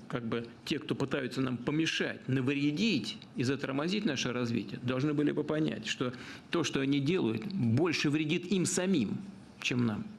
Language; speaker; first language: Russian; native; Russian